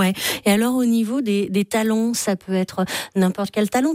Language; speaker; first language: French; native; French